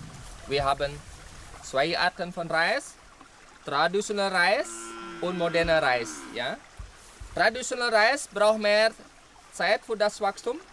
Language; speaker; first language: German; non-native, fluent; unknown